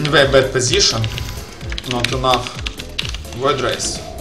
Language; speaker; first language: English; non-native, learner; Russian